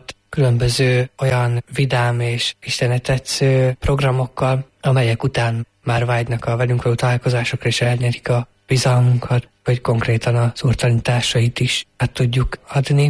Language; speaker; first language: Hungarian; native; Hungarian